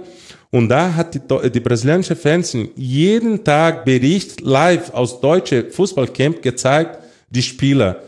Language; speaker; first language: German; non-native, fluent; Portuguese